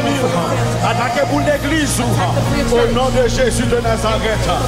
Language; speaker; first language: French; non-native, local second language; Haitian Creole